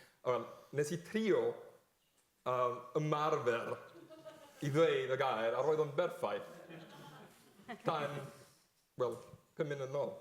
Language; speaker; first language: Welsh; non-native, fluent; Spanish